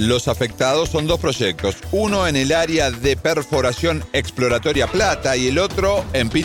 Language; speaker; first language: Spanish; native; Spanish